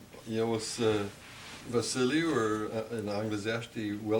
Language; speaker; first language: Romanian; early bilingual, heritage; Romanian